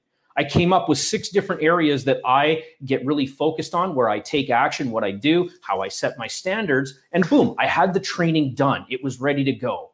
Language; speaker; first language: English; native; English